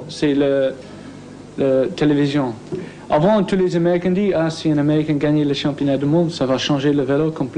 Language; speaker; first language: French; non-native, learner; English